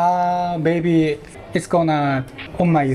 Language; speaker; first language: English; non-native, learner; Korean